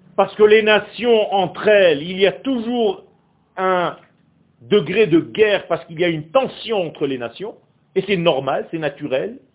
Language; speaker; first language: French; non-native, fluent; Hebrew